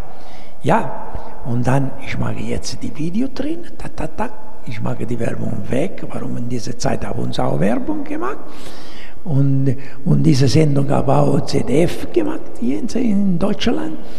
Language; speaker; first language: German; non-native, learner; Italian